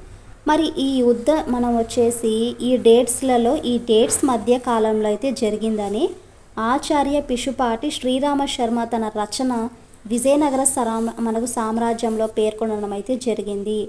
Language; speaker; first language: Telugu; native; Telugu